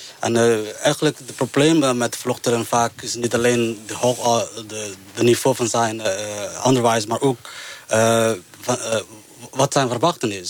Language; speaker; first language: Dutch; non-native, fluent; Somali